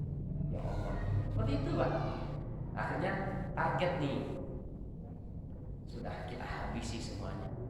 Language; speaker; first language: Indonesian; native; Indonesian